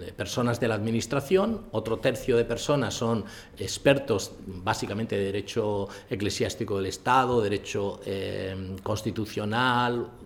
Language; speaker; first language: Spanish; native; Spanish